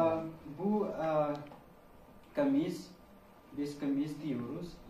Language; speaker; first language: Turkish; non-native, learner; Pashto